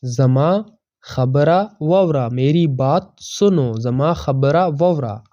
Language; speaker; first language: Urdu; non-native, local second language; Pashto